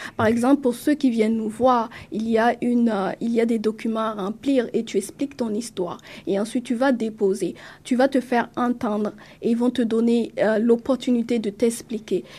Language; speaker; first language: French; non-native, local second language; Mossi